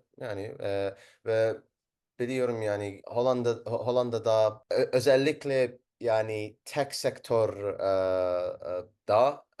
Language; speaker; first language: Turkish; non-native, learner; Arabic